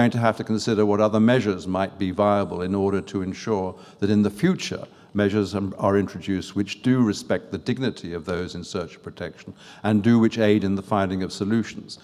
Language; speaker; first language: English; non-native, fluent; French